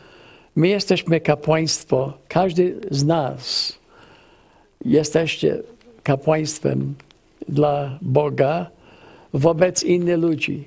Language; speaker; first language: Polish; early bilingual, heritage; English